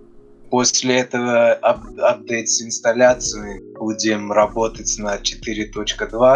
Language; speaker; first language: Russian; early bilingual, heritage; Russian